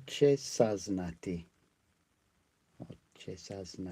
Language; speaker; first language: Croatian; non-native, learner; English